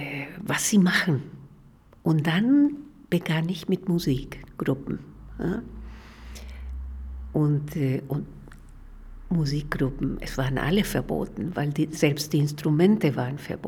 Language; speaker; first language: German; non-native, fluent; Spanish